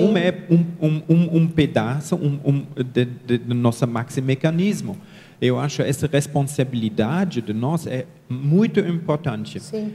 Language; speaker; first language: Portuguese; non-native, learner; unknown